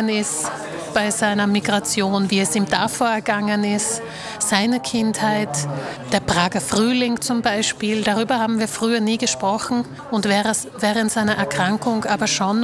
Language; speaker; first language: German; early bilingual, other home language; Slovak